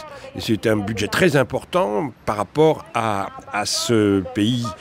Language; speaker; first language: French; native; French